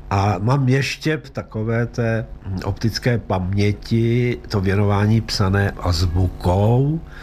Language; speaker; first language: Czech; early bilingual, other home language; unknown